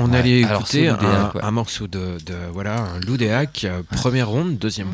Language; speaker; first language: French; native; French